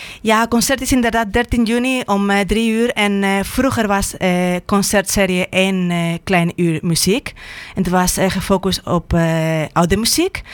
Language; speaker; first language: Dutch; non-native, fluent; Spanish